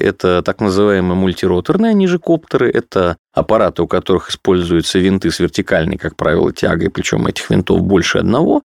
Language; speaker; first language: Russian; native; Russian